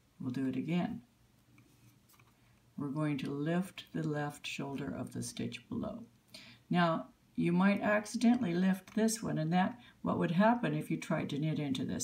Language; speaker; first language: English; native; English